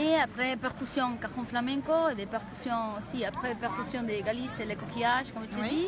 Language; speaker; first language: French; non-native, learner; Galician